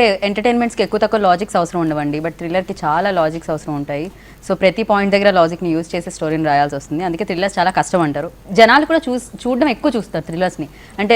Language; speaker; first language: Telugu; native; Telugu